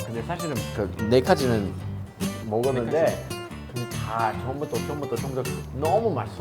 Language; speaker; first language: Korean; non-native, learner; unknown